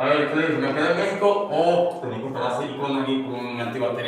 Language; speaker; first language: Spanish; native; Spanish